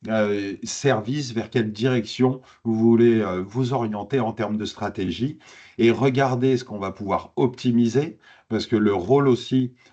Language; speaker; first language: French; native; French